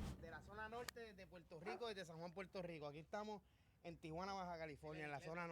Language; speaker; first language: Spanish; native; Spanish